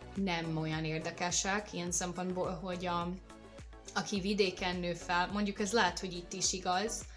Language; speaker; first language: Hungarian; non-native, fluent; English